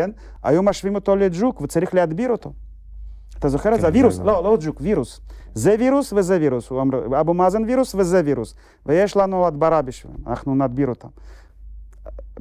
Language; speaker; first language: Hebrew; non-native, fluent; Russian